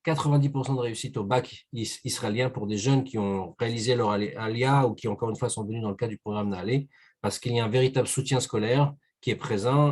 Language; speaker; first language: French; native; French